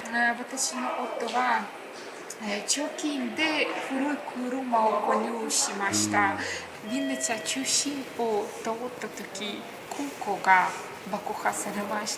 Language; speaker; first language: Japanese; non-native, learner; Ukrainian